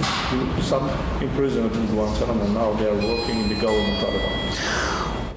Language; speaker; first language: English; non-native, learner; Turkish